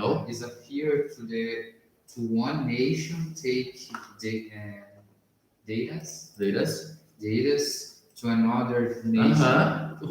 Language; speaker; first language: English; non-native, learner; Portuguese